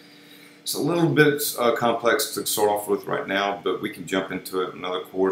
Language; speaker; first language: English; native; English